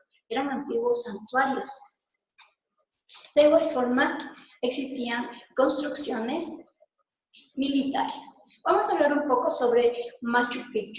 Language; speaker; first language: Spanish; native; Spanish